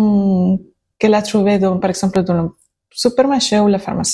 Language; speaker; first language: French; non-native, learner; Spanish